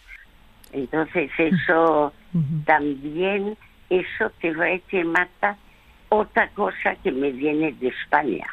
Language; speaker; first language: Spanish; early bilingual, other home language; French